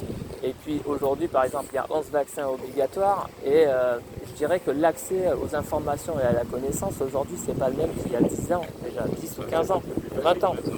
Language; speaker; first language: French; native; French